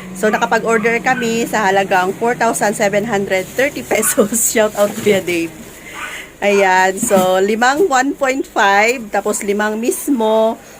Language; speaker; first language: Filipino; non-native, local second language; Cebuano